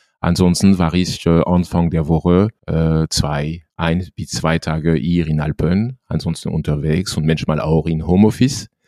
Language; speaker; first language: German; non-native, fluent; French